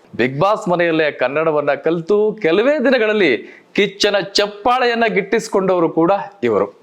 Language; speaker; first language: Kannada; native; Kannada